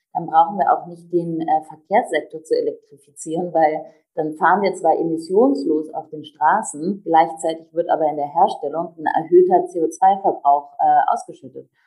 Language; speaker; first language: German; native; German